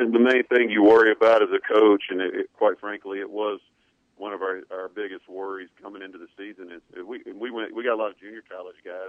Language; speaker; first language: English; native; English